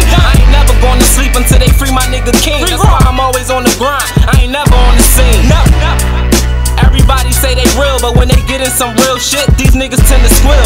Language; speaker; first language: English; native; English